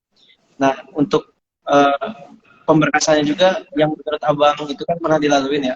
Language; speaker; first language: Indonesian; native; Indonesian